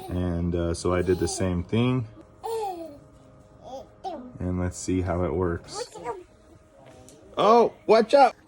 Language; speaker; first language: English; native; English